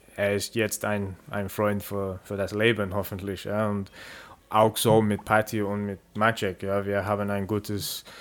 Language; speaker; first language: German; non-native, learner; English